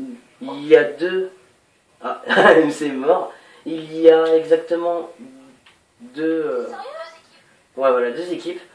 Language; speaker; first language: French; native; French